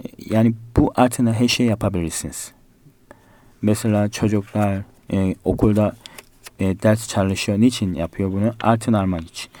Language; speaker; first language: Turkish; non-native, fluent; Korean